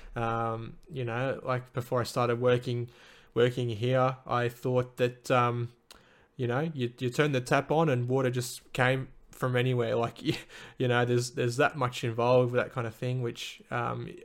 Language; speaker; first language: English; native; English